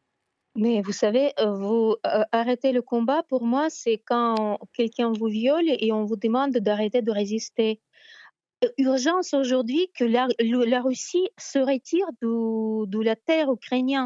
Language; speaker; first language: French; non-native, fluent; Ukrainian